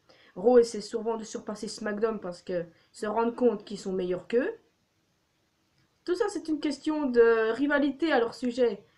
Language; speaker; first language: French; native; French